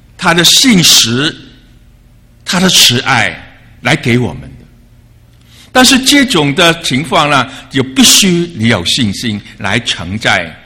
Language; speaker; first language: Chinese; non-native, local second language; Cantonese